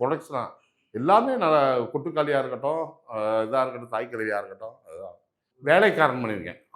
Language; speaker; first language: Tamil; native; Tamil